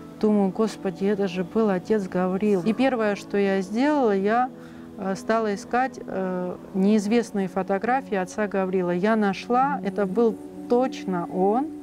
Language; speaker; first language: Russian; non-native, local second language; Georgian